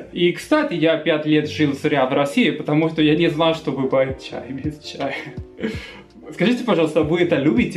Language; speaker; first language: Russian; non-native, fluent; Spanish